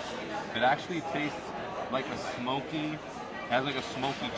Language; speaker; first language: English; native; English